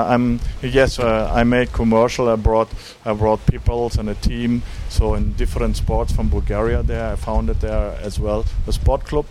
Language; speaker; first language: English; non-native, learner; German